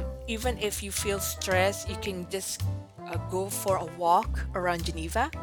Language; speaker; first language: English; early bilingual, other home language; Indonesian